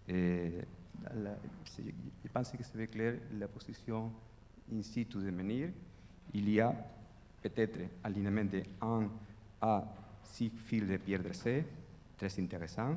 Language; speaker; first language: French; non-native, fluent; Spanish